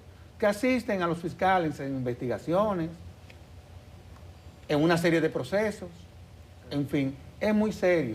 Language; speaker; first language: Spanish; native; Spanish